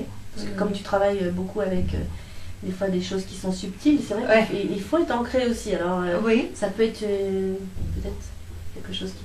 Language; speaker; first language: French; native; French